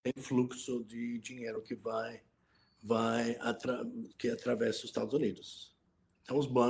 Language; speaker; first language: Portuguese; non-native, fluent; English